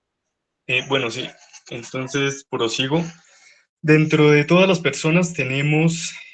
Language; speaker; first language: Spanish; native; Spanish